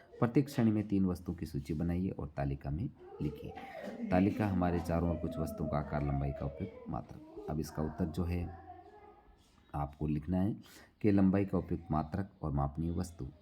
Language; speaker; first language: Hindi; native; Hindi